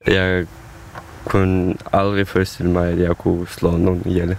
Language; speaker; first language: Danish; non-native, fluent; Ukrainian